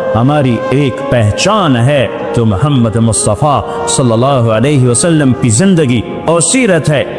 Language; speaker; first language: Urdu; non-native, local second language; Punjabi